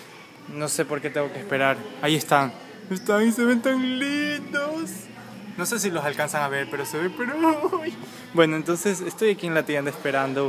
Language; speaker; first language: Spanish; native; Spanish